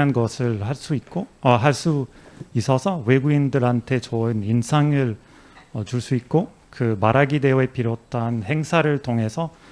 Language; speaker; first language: Korean; non-native, fluent; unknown